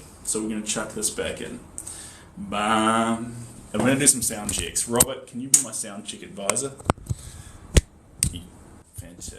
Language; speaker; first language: English; native; English